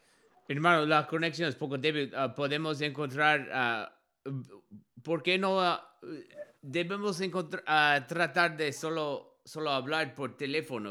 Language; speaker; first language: Spanish; non-native, learner; English